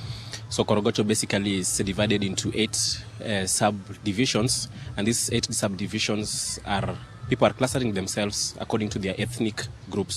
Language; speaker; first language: English; non-native, local second language; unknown